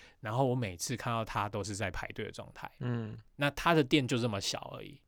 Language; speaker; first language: Chinese; native; Chinese